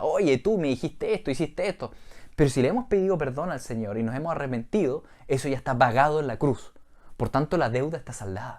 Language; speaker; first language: Spanish; native; Spanish